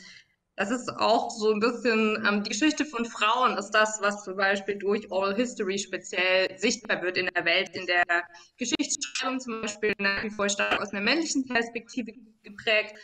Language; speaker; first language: German; native; German